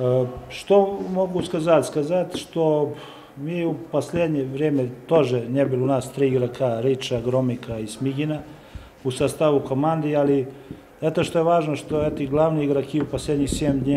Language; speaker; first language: Russian; non-native, learner; Serbian